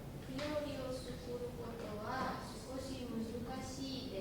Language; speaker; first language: Japanese; non-native, learner; Indonesian